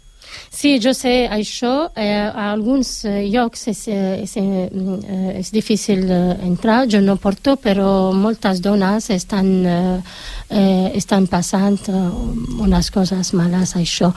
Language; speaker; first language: Catalan; non-native, learner; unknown